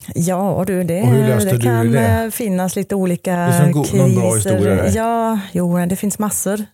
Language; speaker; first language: Swedish; non-native, fluent; German